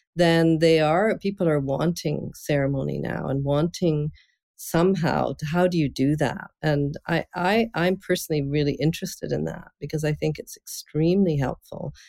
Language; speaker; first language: English; native; English